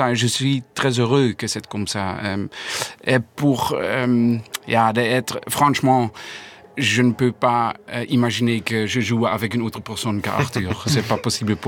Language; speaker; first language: French; non-native, learner; Dutch